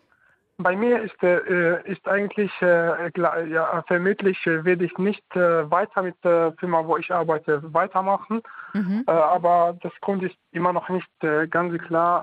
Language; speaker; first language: German; non-native, learner; Arabic